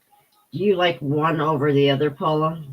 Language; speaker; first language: English; native; English